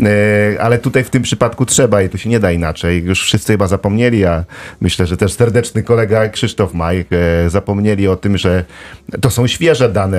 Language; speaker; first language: Polish; native; Polish